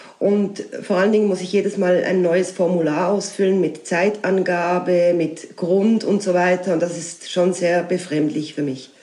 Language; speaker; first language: German; native; German